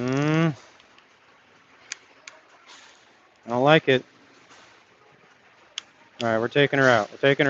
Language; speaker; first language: English; native; English